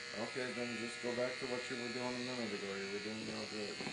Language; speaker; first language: English; native; English